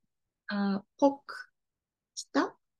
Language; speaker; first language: Korean; non-native, learner; Japanese